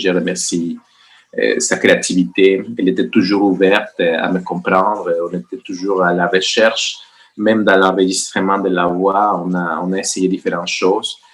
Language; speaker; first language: French; non-native, fluent; Spanish